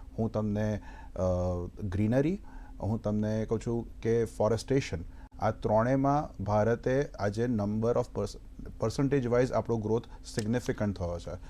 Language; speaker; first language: Gujarati; native; Gujarati